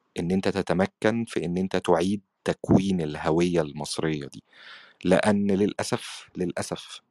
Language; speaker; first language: Arabic; native; Arabic